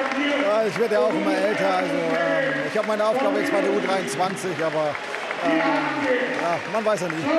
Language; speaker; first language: German; native; German